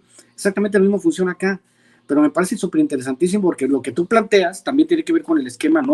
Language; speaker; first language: Spanish; native; Spanish